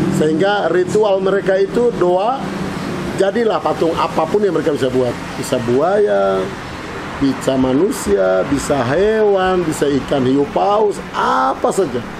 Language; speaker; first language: Indonesian; non-native, local second language; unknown